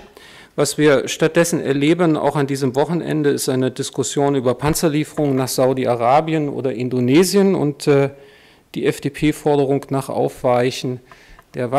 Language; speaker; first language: German; native; German